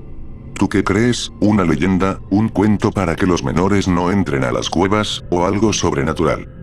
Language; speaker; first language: Spanish; native; Spanish